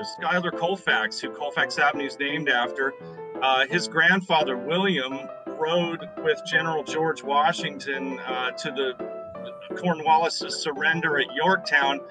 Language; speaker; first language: English; native; English